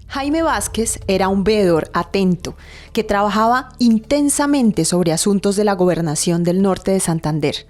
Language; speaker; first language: Spanish; native; Spanish